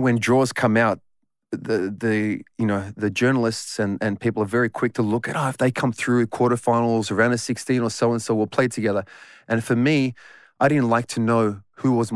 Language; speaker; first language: English; native; English